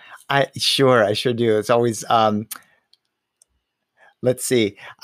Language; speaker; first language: English; early bilingual, other home language; Spanish